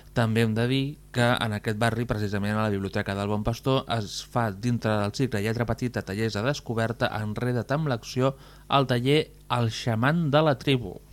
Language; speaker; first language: Catalan; native; Catalan